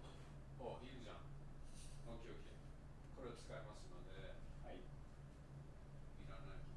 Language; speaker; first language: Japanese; non-native, learner; Persian